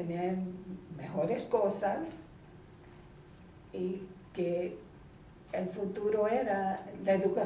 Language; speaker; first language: Spanish; early bilingual, heritage; Spanish